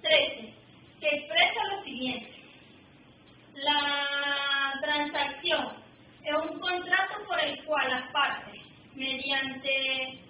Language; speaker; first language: Spanish; native; Spanish